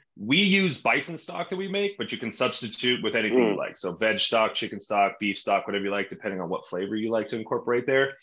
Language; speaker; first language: English; native; English